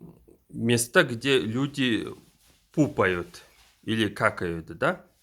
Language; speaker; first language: Russian; non-native, fluent; Mongolian